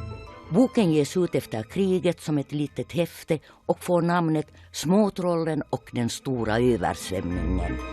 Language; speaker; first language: Swedish; native; Swedish